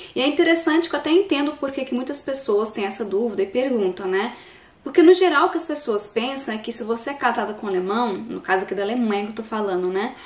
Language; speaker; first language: Portuguese; native; Portuguese